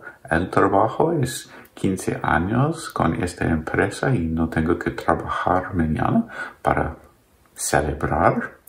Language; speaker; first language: Spanish; non-native, learner; English